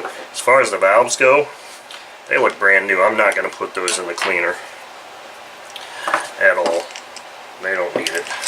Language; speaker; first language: English; native; English